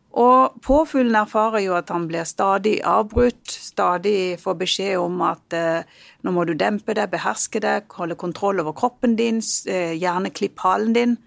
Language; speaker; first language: Norwegian; early bilingual, other home language; Punjabi